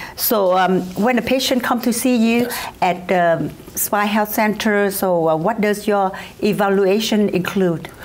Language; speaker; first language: English; non-native, fluent; Vietnamese